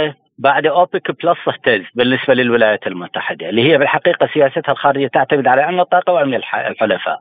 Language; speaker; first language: Arabic; native; Arabic